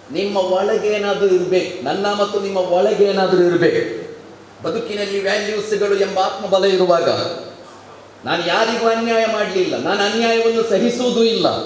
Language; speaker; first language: Kannada; non-native, local second language; Malayalam